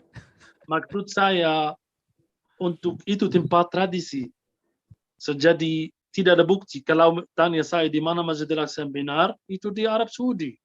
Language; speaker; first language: Indonesian; non-native, fluent; Arabic